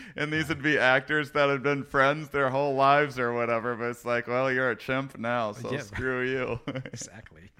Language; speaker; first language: English; native; English